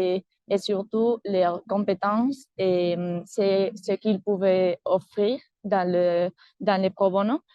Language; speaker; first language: French; non-native, fluent; Spanish